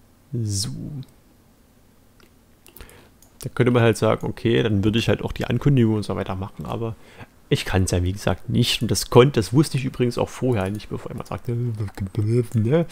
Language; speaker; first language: German; native; German